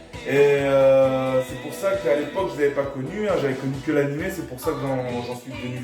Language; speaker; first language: French; native; French